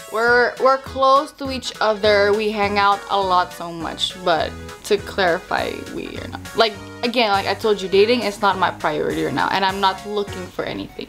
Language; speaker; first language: English; early bilingual, heritage; English